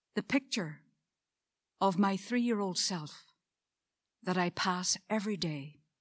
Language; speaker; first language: English; native; English